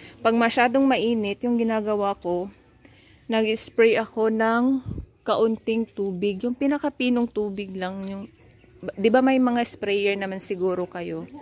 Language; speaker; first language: Filipino; non-native, local second language; Cebuano